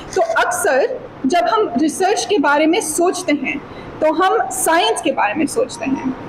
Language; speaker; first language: Hindi; non-native, fluent; English